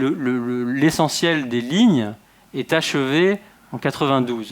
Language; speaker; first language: French; native; French